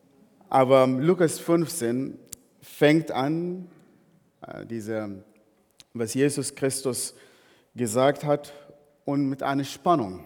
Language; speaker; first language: German; non-native, fluent; Arabic